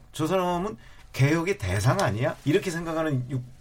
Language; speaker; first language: Korean; native; Korean